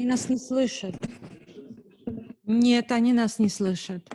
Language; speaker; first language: Russian; native; Russian